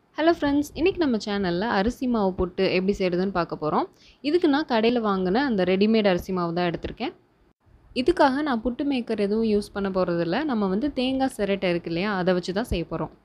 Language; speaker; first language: Tamil; native; Tamil